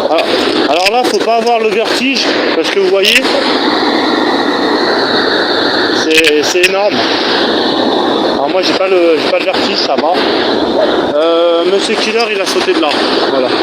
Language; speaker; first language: French; native; French